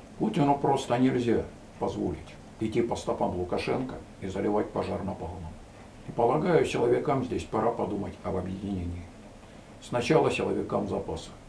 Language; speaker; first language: Russian; native; Russian